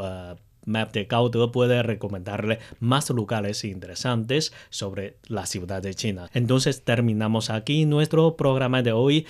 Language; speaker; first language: Spanish; non-native, fluent; Chinese